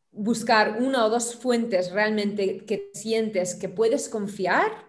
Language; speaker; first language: Spanish; non-native, fluent; German